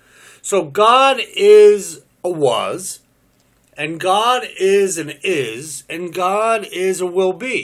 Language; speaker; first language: English; native; English